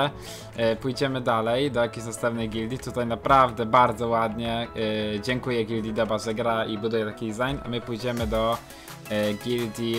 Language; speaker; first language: Polish; native; Polish